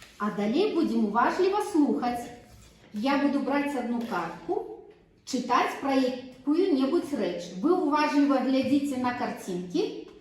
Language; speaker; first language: Belarusian; non-native, local second language; Russian